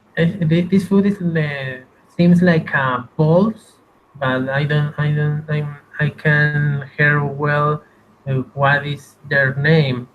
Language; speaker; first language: English; non-native, learner; Spanish